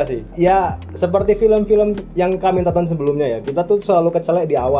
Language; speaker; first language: Indonesian; native; Indonesian